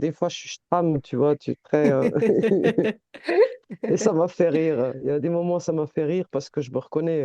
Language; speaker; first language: French; native; French